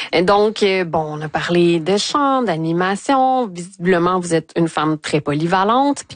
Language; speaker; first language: French; native; French